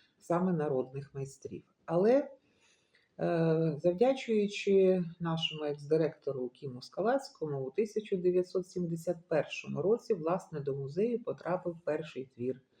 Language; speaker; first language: Ukrainian; native; Ukrainian